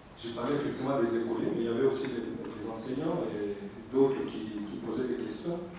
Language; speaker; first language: French; non-native, local second language; Lingala